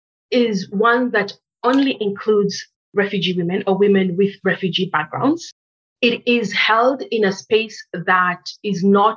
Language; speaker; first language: English; native; English